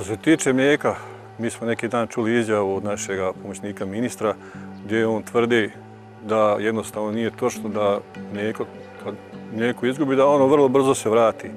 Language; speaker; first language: Croatian; native; Croatian